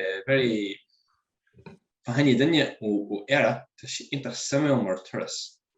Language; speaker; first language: Irish; non-native, local second language; English